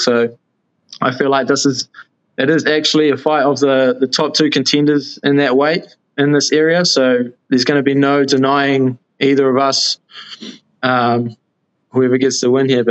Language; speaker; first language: English; native; English